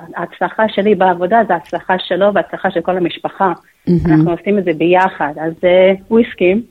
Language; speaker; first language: Hebrew; non-native, fluent; English